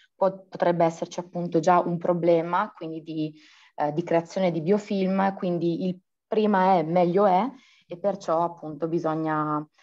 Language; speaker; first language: Italian; native; Italian